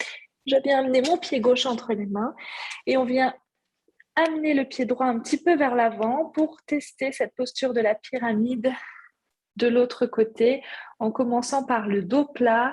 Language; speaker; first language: French; native; French